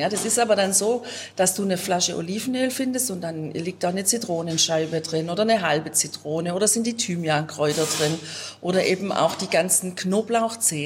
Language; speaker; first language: German; native; German